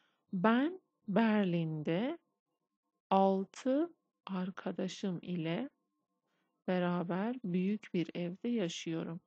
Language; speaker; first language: Turkish; non-native, fluent; Persian